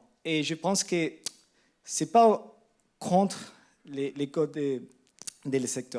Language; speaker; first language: French; non-native, learner; Spanish